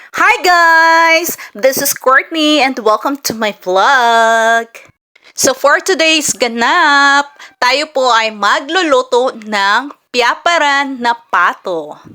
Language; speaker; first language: Filipino; non-native, local second language; Cebuano